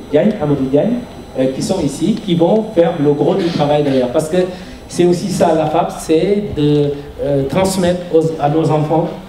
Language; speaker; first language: French; non-native, local second language; Wolof